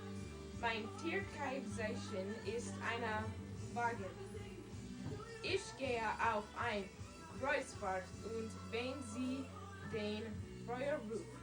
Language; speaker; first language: German; non-native, learner; English